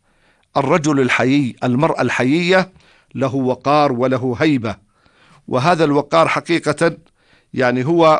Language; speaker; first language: Arabic; native; Arabic